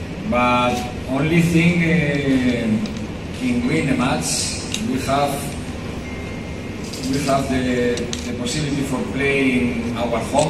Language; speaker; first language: English; non-native, learner; Spanish